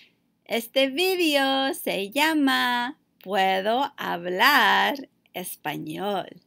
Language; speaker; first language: Spanish; non-native, learner; English